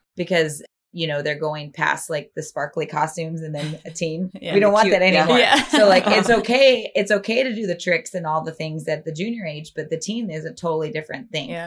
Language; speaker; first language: English; native; English